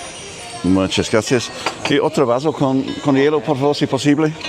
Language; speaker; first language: Spanish; non-native, learner; English